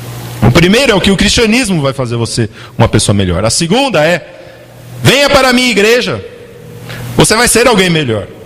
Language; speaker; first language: Portuguese; native; Portuguese